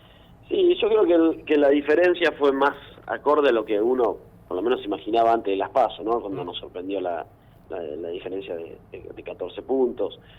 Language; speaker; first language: Spanish; native; Spanish